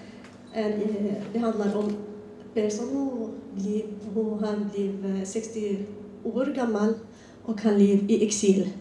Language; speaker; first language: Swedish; non-native, learner; Arabic